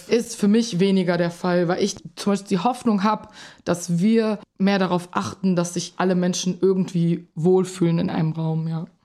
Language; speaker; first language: German; early bilingual, other home language; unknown